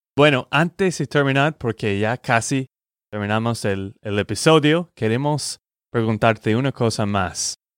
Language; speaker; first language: Spanish; non-native, fluent; English